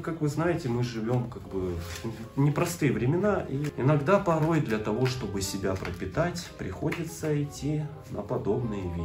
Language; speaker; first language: Russian; native; Russian